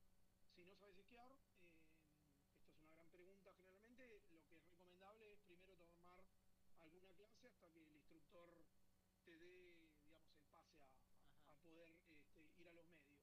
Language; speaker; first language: Spanish; native; Spanish